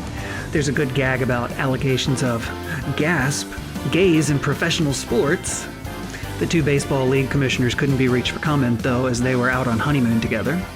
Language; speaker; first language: English; native; English